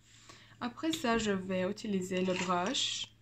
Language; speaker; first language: French; non-native, learner; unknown